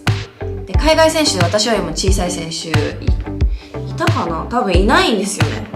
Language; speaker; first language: Japanese; native; Japanese